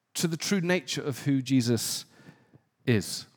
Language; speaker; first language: English; native; English